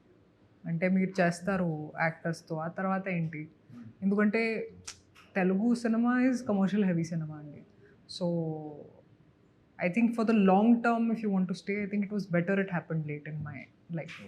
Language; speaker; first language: Telugu; non-native, local second language; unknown